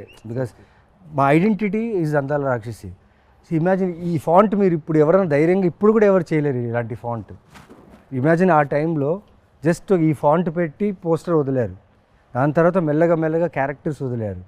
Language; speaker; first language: Telugu; native; Telugu